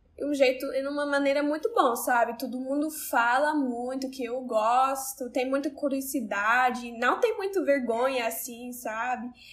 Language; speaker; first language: Portuguese; non-native, learner; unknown